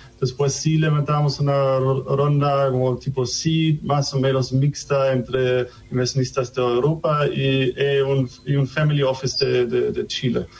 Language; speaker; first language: Spanish; non-native, fluent; German